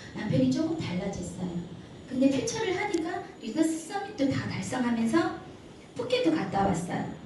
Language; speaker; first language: Korean; early bilingual, heritage; Korean